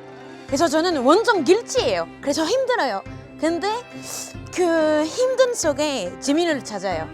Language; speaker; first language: Korean; non-native, fluent; French